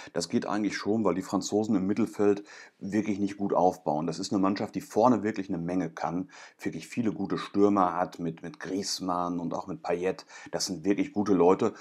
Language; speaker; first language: German; native; German